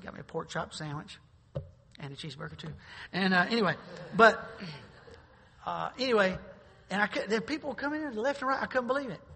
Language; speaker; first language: English; native; English